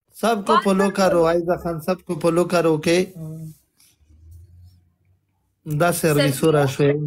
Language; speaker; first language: Hindi; non-native, local second language; Pashto